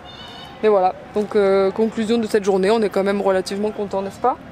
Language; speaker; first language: French; native; French